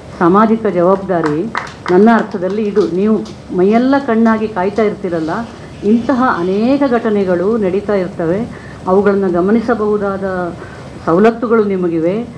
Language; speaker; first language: Kannada; native; Kannada